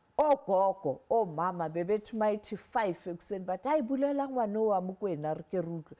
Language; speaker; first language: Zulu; non-native, local second language; Southern Sotho